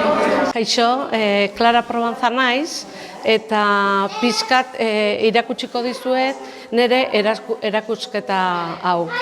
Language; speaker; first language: Basque; non-native, local second language; Spanish